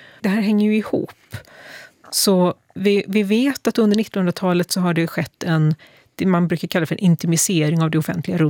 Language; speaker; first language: Swedish; native; Swedish